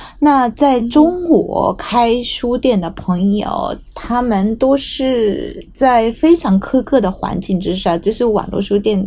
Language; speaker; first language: Chinese; non-native, fluent; Japanese